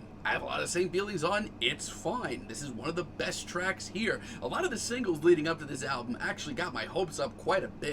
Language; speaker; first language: English; native; English